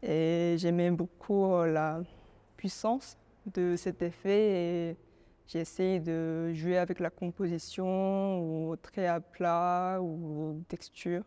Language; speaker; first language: French; non-native, fluent; Korean